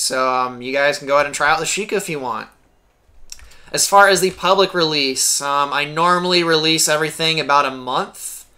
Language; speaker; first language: English; native; English